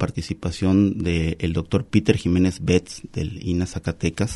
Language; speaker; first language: Spanish; native; Spanish